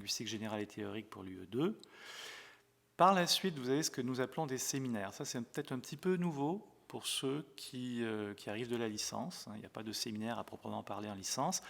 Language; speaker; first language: French; native; French